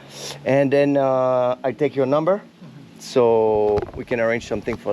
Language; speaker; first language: English; non-native, learner; French